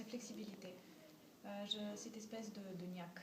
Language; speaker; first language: French; non-native, fluent; Bulgarian